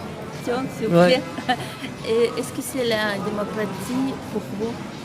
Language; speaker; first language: French; non-native, learner; Russian